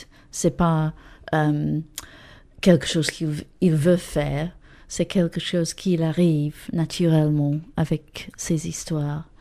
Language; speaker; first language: French; non-native, fluent; English